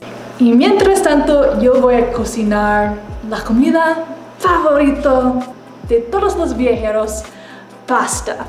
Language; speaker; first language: Spanish; non-native, learner; English